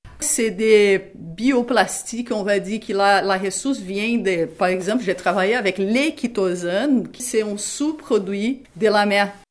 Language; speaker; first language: French; non-native, fluent; Portuguese